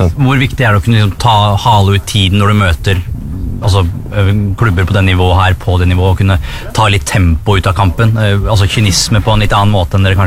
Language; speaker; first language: Norwegian; native; Norwegian